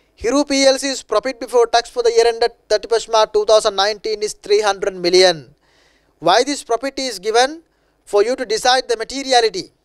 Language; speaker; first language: English; non-native, local second language; Sinhala